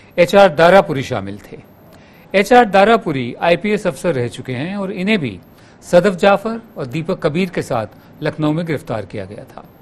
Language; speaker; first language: Hindi; native; Hindi